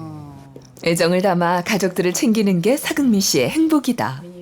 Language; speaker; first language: Korean; native; Korean